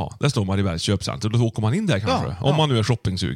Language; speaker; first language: Swedish; native; Swedish